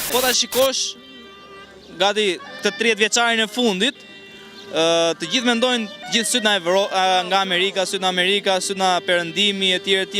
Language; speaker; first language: Albanian; native; Albanian